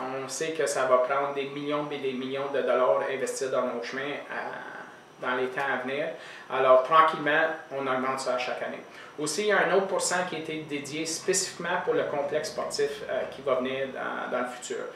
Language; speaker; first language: French; native; French